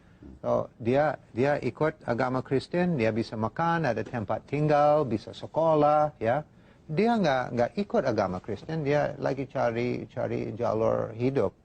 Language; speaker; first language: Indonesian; non-native, fluent; English